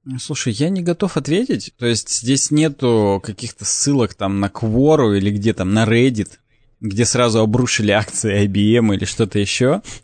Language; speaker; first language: Russian; native; Russian